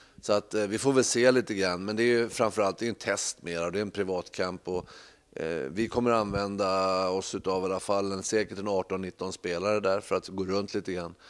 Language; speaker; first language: Swedish; native; Swedish